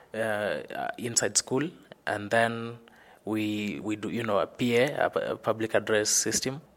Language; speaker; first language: English; non-native, local second language; Luyia